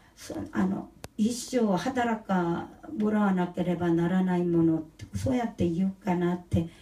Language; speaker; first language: Japanese; non-native, learner; Korean